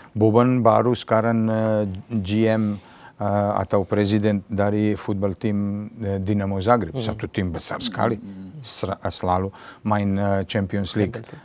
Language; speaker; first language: Indonesian; non-native, fluent; Serbian